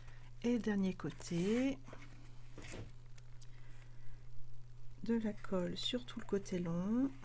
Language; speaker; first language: French; native; French